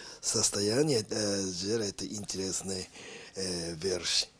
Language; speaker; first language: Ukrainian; non-native, learner; Japanese